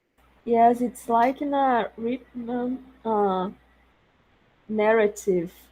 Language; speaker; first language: English; non-native, learner; Portuguese